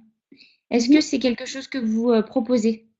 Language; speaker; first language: French; native; French